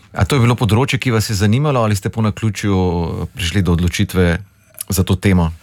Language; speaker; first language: Slovenian; native; Slovenian